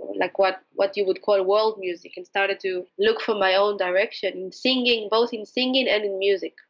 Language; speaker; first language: English; non-native, fluent; Hebrew